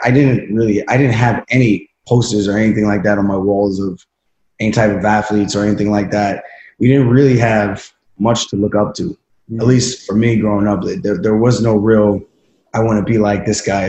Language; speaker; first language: English; native; English